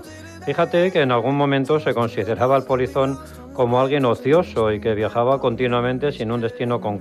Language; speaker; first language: Spanish; native; Spanish